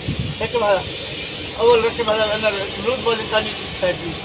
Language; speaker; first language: Arabic; non-native, learner; Filipino